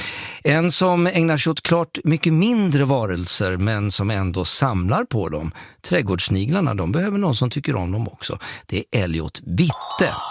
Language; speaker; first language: Swedish; native; Swedish